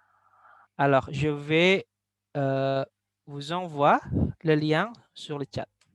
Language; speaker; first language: French; non-native, fluent; Indonesian